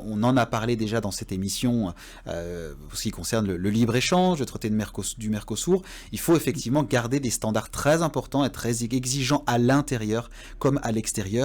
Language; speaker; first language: French; native; French